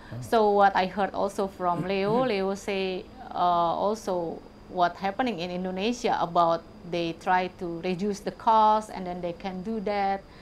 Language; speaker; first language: English; non-native, fluent; Indonesian